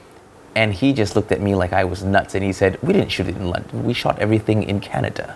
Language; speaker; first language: English; non-native, local second language; Malay